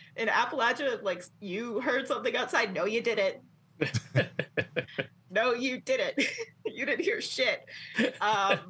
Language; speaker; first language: English; native; English